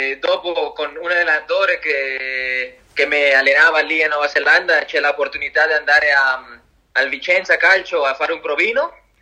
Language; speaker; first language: Italian; non-native, learner; Spanish